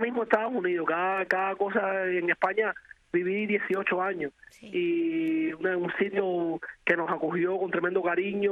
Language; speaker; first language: Spanish; native; Spanish